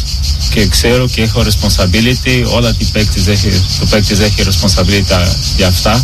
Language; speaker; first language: Greek; non-native, learner; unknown